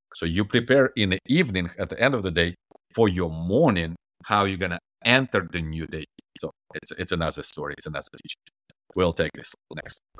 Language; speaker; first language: English; non-native, fluent; Ukrainian